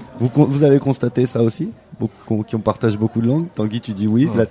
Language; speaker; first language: French; native; French